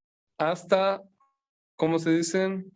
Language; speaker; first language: Spanish; non-native, fluent; Persian